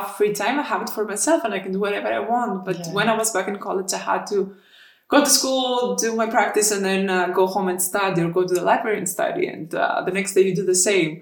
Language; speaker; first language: English; non-native, fluent; Greek